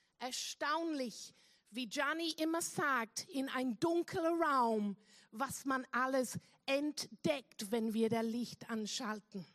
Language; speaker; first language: German; non-native, fluent; English